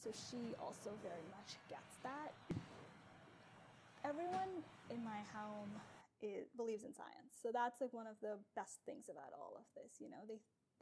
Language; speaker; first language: English; non-native, local second language; Urdu